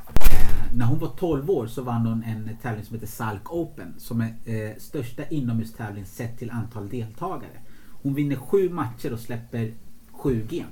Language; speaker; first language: Swedish; early bilingual, other home language; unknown